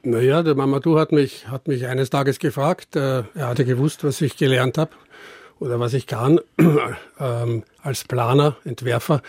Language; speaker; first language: German; native; German